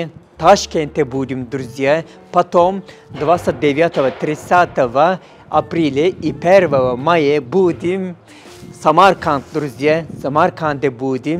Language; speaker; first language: Russian; non-native, learner; Turkish